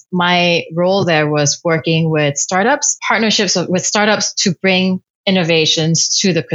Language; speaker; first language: English; non-native, local second language; Cantonese